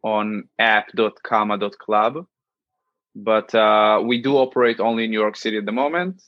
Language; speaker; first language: English; non-native, fluent; Hebrew